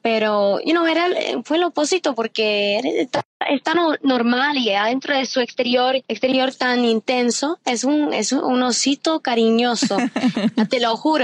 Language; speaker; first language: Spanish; early bilingual, heritage; Spanish